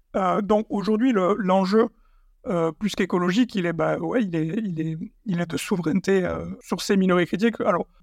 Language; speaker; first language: French; native; French